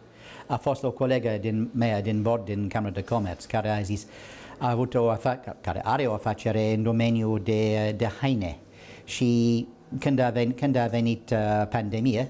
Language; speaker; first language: Romanian; non-native, learner; English